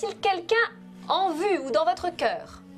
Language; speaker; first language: French; native; French